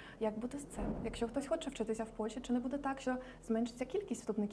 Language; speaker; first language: Ukrainian; native; Ukrainian